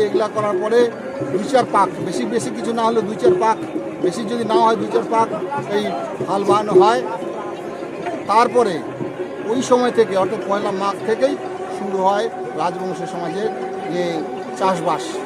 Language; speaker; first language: Bangla; non-native, local second language; Rangpuri